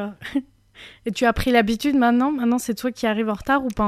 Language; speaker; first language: French; native; French